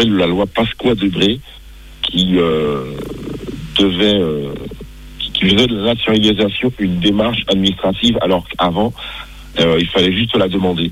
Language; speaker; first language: French; early bilingual, other home language; Bambara